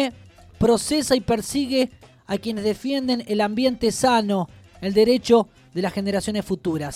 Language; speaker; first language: Spanish; native; Spanish